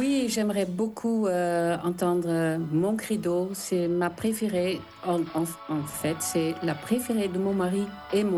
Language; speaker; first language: French; non-native, fluent; Dutch